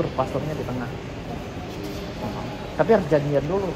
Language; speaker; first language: Indonesian; native; Indonesian